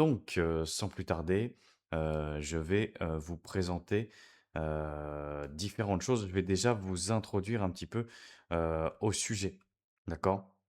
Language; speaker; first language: French; native; French